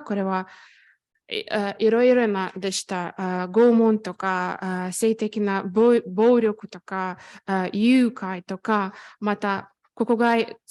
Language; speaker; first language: Japanese; non-native, fluent; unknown